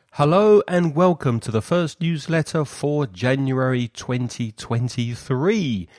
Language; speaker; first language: English; native; English